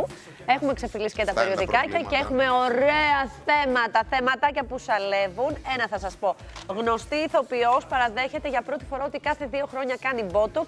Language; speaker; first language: Greek; native; Greek